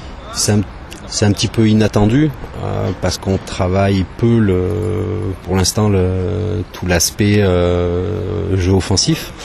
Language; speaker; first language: French; native; French